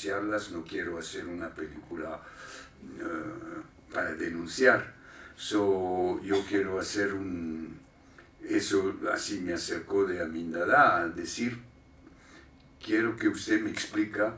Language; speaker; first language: Spanish; non-native, fluent; French